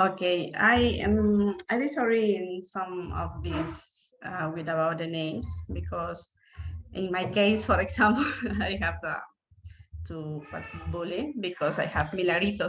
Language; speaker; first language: English; non-native, learner; Spanish